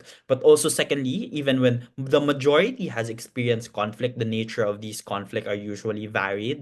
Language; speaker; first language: English; non-native, local second language; Cebuano